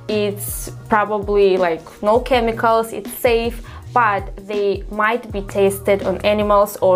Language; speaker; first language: English; non-native, fluent; Russian